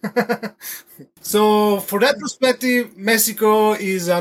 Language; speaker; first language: English; non-native, fluent; Italian